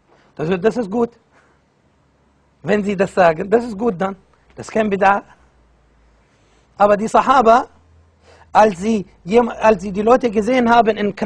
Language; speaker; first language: German; non-native, fluent; Arabic